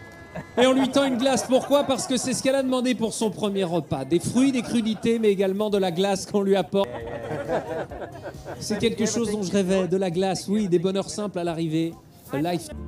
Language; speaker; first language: French; native; French